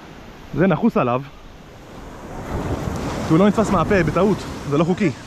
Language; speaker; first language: Hebrew; native; Hebrew